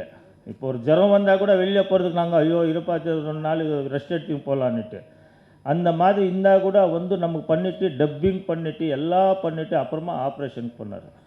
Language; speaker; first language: Tamil; non-native, learner; Kannada